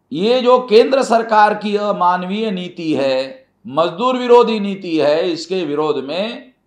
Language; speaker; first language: Hindi; non-native, local second language; Marathi